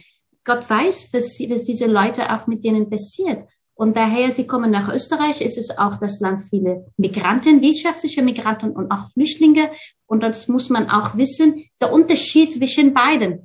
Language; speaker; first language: German; non-native, fluent; Arabic